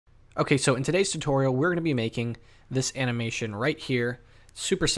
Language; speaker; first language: English; native; English